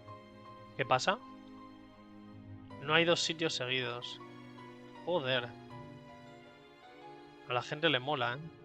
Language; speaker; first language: Spanish; native; Spanish